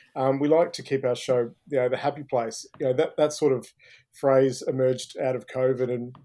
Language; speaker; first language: English; native; English